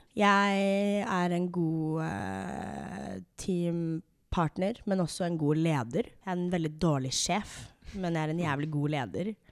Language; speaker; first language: Norwegian; early bilingual, other home language; English